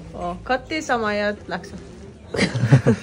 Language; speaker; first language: Nepali; non-native, learner; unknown